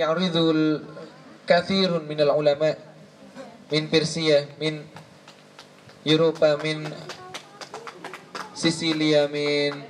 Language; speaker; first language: Arabic; non-native, learner; Indonesian